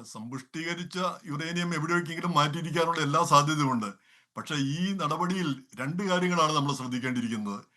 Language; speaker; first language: Malayalam; native; Malayalam